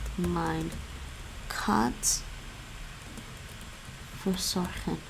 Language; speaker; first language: Dutch; non-native, learner; English